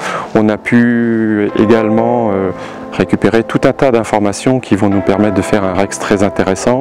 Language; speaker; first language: French; native; French